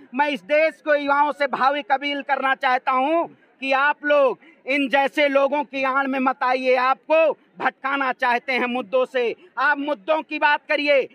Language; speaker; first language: Hindi; native; Hindi